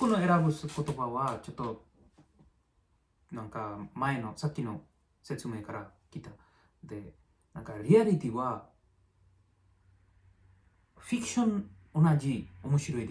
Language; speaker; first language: Japanese; non-native, learner; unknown